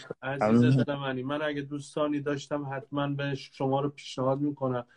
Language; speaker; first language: Persian; native; Persian